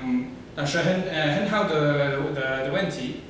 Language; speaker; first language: Chinese; non-native, learner; English